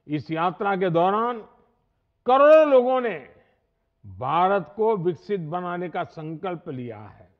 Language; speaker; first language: Hindi; non-native, local second language; Gujarati